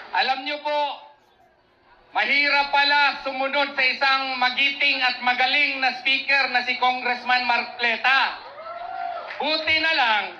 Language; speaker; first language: Filipino; non-native, local second language; Cebuano